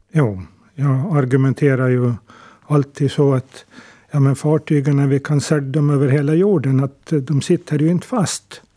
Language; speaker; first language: Swedish; native; Swedish